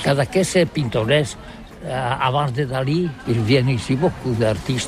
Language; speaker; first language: French; non-native, learner; Catalan